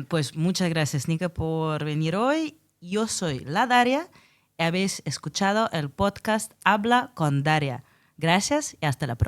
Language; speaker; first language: Spanish; non-native, fluent; Russian